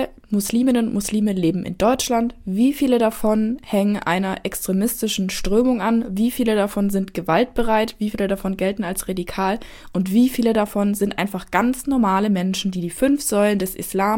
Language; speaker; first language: German; native; German